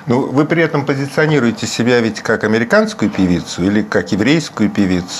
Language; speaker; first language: Russian; native; Russian